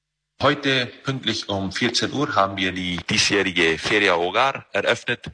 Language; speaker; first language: German; early bilingual, heritage; German